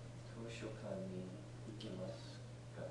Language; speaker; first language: Japanese; non-native, learner; English